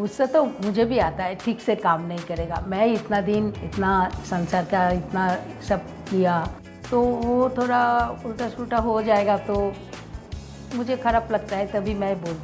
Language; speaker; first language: Hindi; non-native, local second language; Bangla